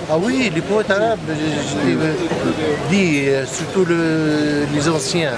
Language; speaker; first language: French; non-native, local second language; Arabic